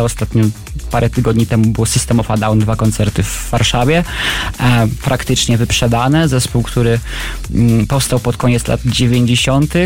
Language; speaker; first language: Polish; native; Polish